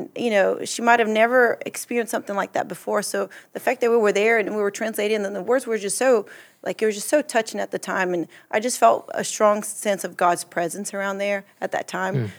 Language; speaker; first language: English; early bilingual, other home language; Portuguese